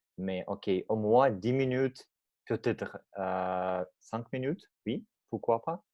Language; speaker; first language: French; non-native, learner; Russian